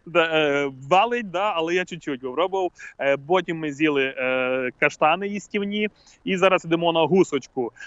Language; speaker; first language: Ukrainian; native; Ukrainian